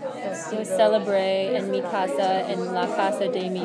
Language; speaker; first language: Spanish; non-native, learner; English